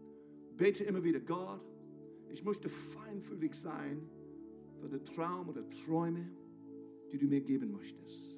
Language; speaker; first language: German; non-native, fluent; English